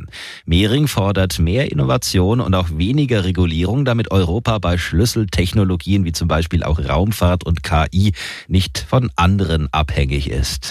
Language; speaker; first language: German; native; German